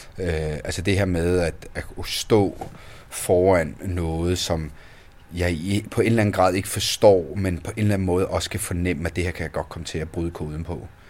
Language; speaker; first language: Danish; early bilingual, other home language; Italian